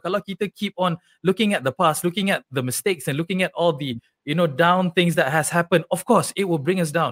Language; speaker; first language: English; non-native, local second language; Malay